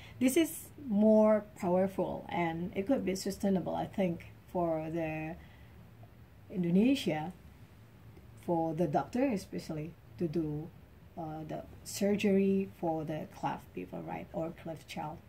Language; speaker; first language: English; non-native, learner; Indonesian